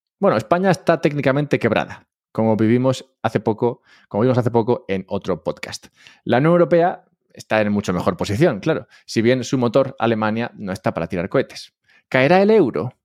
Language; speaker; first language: Spanish; native; Spanish